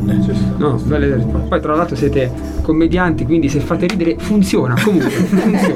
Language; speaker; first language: Italian; native; Italian